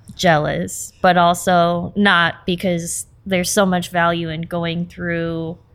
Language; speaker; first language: English; early bilingual, other home language; Portuguese